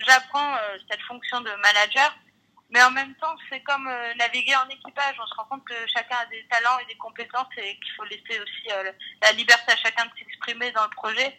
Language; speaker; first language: French; native; French